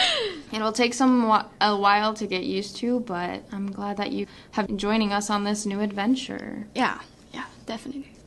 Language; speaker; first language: English; native; English